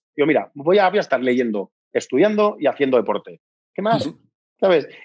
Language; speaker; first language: Spanish; native; Spanish